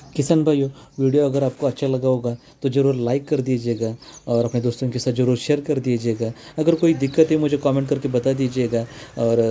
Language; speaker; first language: Hindi; non-native, local second language; Marathi